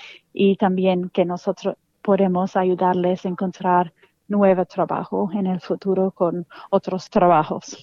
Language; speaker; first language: Spanish; non-native, fluent; English